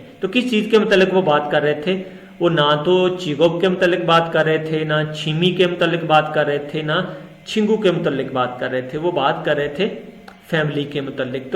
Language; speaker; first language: Urdu; non-native, local second language; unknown